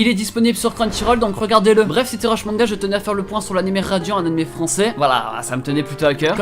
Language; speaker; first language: French; native; French